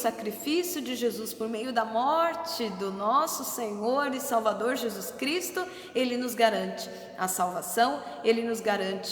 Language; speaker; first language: Portuguese; native; Portuguese